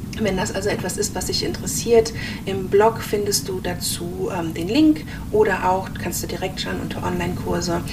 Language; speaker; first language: German; native; German